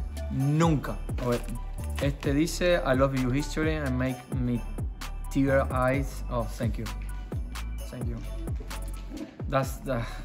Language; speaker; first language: English; non-native, learner; Spanish